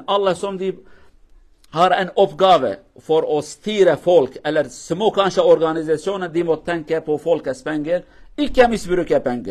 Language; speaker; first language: Norwegian; non-native, learner; Kurdish